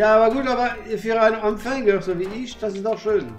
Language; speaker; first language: German; non-native, learner; French